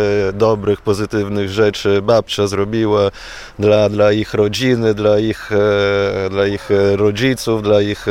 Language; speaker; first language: Polish; non-native, fluent; Italian